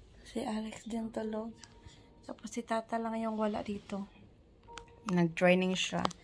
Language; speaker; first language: Filipino; native; Filipino